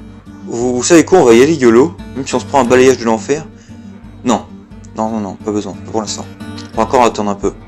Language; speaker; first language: French; native; French